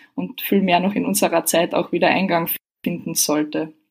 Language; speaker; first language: German; native; German